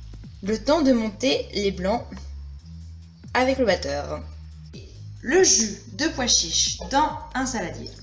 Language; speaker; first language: French; native; French